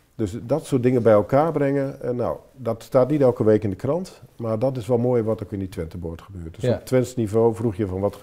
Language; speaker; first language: Dutch; native; Dutch